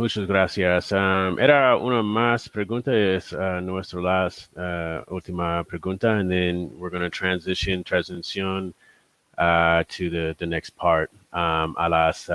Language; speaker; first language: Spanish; non-native, learner; English